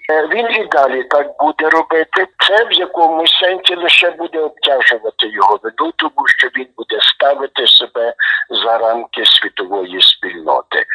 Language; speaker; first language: Ukrainian; native; Ukrainian